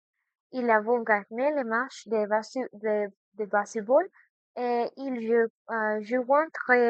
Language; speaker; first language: French; non-native, learner; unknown